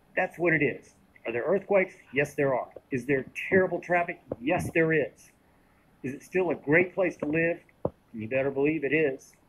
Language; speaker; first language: English; native; English